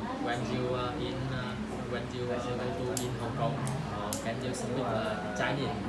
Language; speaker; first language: English; non-native, learner; Vietnamese